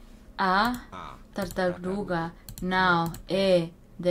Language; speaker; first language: Portuguese; non-native, learner; English